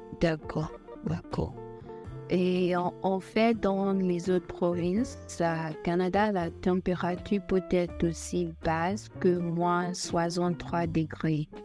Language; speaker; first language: French; non-native, learner; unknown